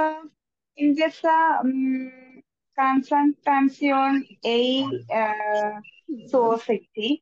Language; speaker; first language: Finnish; non-native, learner; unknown